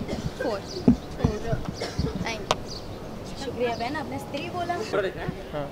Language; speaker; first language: Hindi; native; Hindi